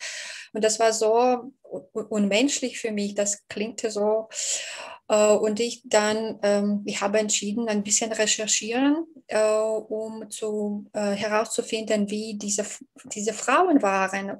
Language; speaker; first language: German; non-native, fluent; Belarusian